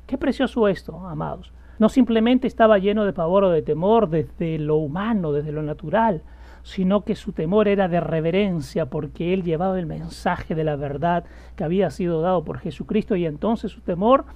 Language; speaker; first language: Spanish; native; Spanish